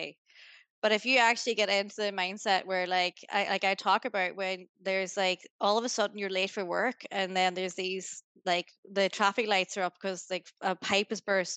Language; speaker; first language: English; native; English